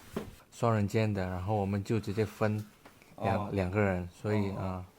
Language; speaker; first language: Chinese; non-native, learner; Indonesian